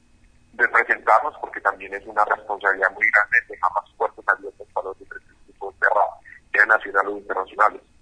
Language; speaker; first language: Spanish; native; Spanish